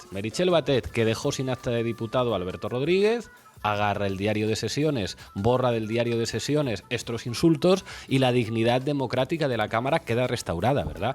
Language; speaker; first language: Spanish; native; Spanish